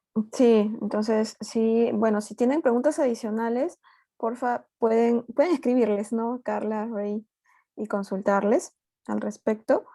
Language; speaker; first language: Spanish; native; Spanish